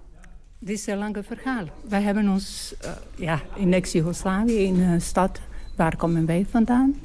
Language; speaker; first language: Dutch; non-native, learner; Bosnian